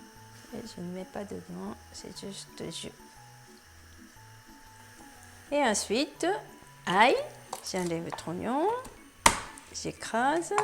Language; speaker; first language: French; non-native, learner; Japanese